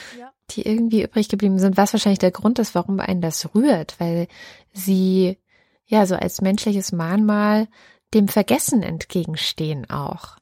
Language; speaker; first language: German; native; German